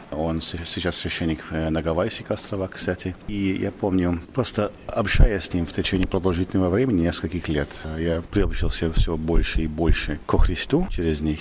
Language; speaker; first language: Russian; non-native, fluent; English